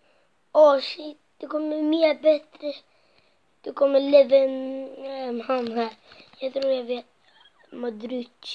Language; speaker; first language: Swedish; non-native, local second language; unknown